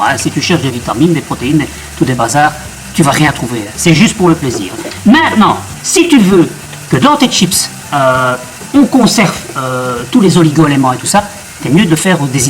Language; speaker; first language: French; native; French